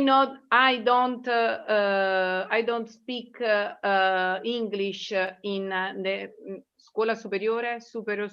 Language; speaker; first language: English; non-native, learner; Italian